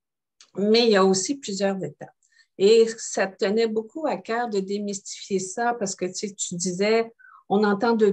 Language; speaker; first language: French; native; French